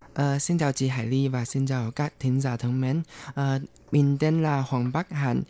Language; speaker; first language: Vietnamese; non-native, learner; Chinese